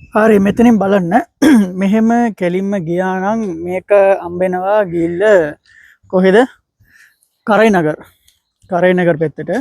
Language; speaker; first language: Sinhala; non-native, local second language; Tamil